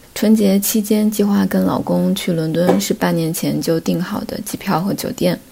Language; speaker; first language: Chinese; native; Chinese